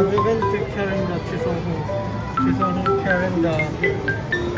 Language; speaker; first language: Korean; non-native, learner; Japanese